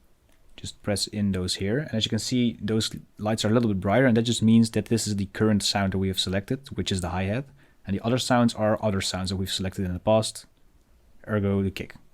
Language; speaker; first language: English; non-native, fluent; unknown